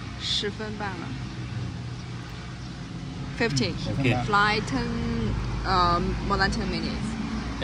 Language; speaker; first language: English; non-native, learner; Chinese